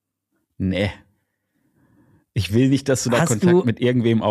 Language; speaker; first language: German; native; German